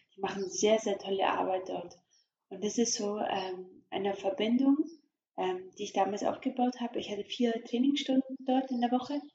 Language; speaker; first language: German; early bilingual, other home language; Croatian